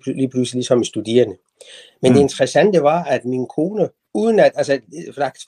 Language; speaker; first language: Danish; non-native, fluent; Persian